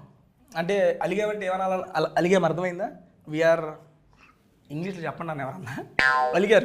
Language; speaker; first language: Telugu; native; Telugu